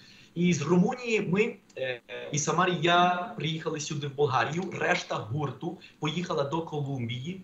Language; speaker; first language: Ukrainian; non-native, fluent; Spanish